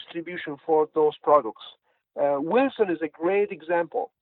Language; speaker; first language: English; non-native, fluent; Italian